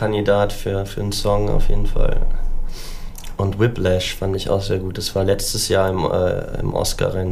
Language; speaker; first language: German; native; German